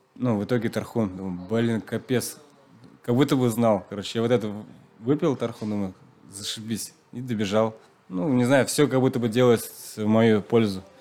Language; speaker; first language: Russian; non-native, local second language; Chuvash